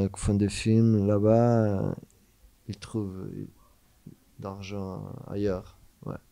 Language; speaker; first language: French; non-native, fluent; Portuguese